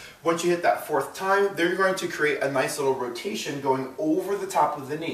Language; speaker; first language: English; native; English